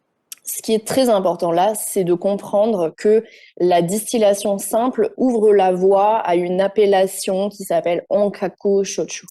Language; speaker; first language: French; native; French